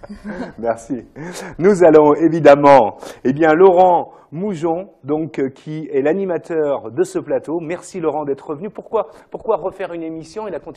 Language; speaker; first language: French; native; French